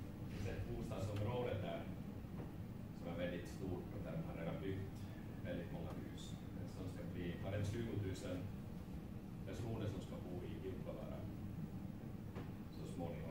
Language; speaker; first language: Swedish; non-native, fluent; Finnish